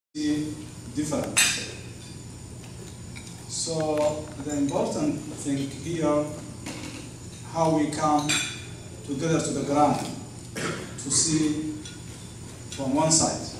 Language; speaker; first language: English; non-native, learner; Somali